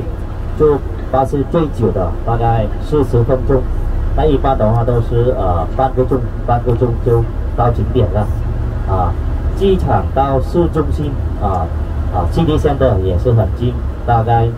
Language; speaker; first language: Chinese; non-native, fluent; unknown